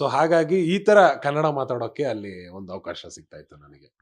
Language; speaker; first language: Kannada; non-native, local second language; Kodava